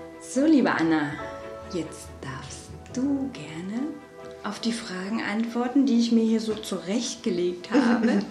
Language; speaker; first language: German; native; German